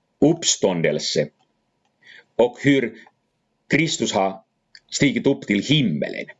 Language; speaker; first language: Swedish; non-native, fluent; Finnish